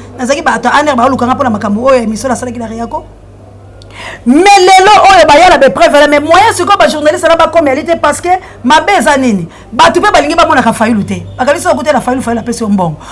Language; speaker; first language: Lingala; non-native, local second language; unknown